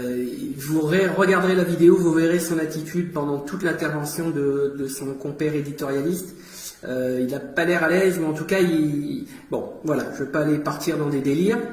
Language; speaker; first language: French; native; French